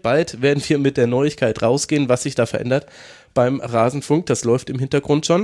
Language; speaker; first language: German; native; German